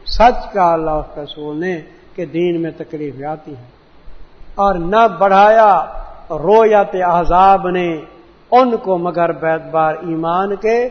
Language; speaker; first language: Urdu; non-native, local second language; Punjabi